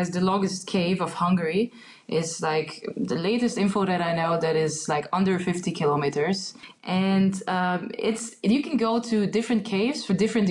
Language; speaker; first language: English; non-native, fluent; Hungarian